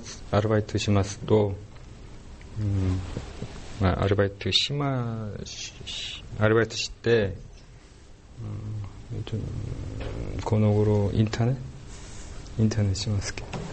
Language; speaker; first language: Japanese; non-native, learner; Korean